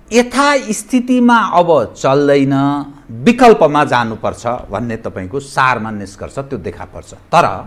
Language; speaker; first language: Nepali; native; Nepali